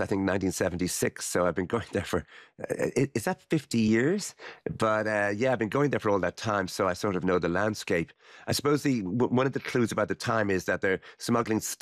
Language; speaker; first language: English; native; English